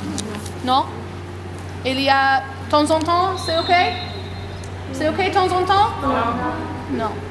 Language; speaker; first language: French; non-native, learner; English